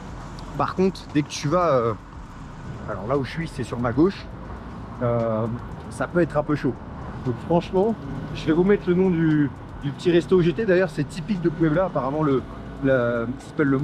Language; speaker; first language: French; native; French